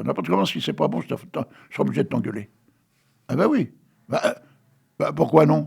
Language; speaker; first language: French; native; French